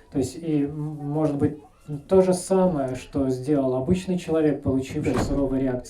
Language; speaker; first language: Russian; native; Russian